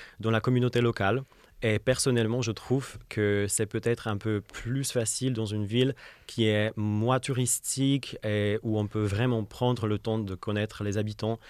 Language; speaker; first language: French; non-native, fluent; Czech